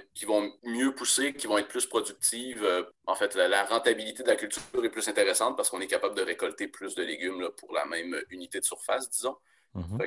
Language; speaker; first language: French; native; French